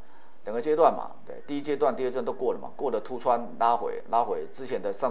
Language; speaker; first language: Chinese; native; Chinese